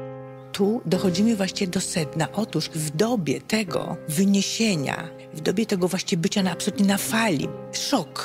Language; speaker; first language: Polish; native; Polish